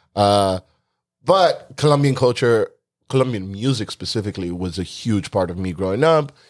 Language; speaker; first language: English; native; English